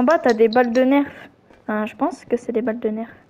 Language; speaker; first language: French; native; French